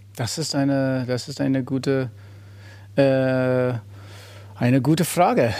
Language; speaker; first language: German; non-native, fluent; English